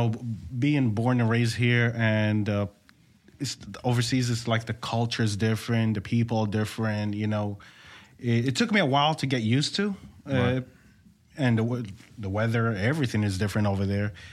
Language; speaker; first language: English; native; English